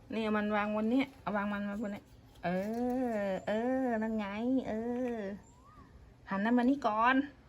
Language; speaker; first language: Thai; native; Thai